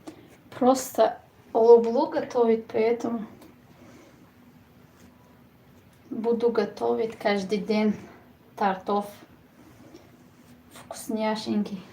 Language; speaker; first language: Russian; non-native, learner; Tajik